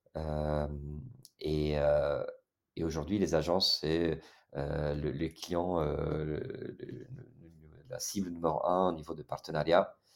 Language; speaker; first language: French; non-native, fluent; Italian